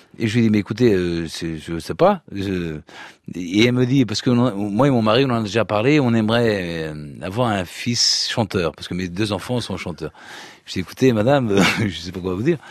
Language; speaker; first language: French; early bilingual, other home language; Portuguese